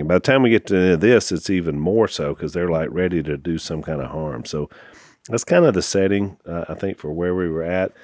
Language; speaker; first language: English; native; English